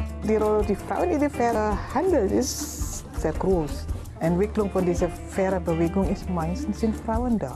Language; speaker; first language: German; non-native, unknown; Indonesian